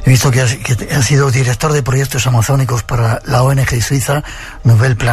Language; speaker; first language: Spanish; native; Spanish